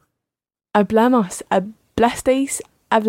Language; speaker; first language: Spanish; non-native, learner; English